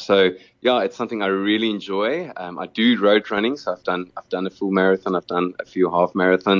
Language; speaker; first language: English; non-native, local second language; Afrikaans